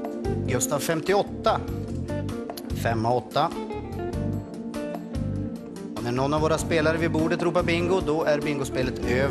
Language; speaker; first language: Swedish; native; Swedish